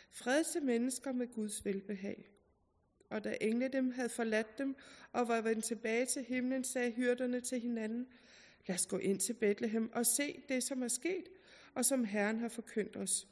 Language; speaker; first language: Danish; native; Danish